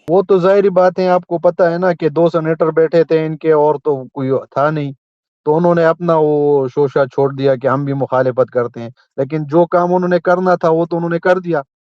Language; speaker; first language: Urdu; non-native, local second language; Pashto